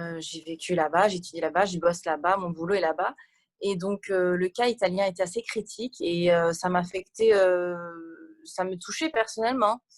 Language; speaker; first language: French; non-native, local second language; Arabic